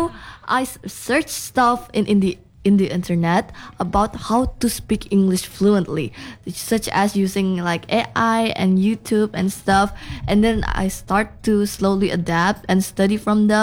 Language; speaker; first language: English; non-native, fluent; Indonesian